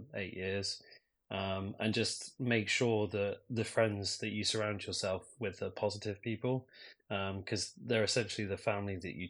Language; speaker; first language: English; native; English